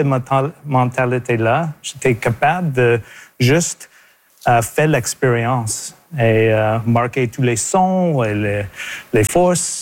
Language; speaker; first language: French; non-native, local second language; English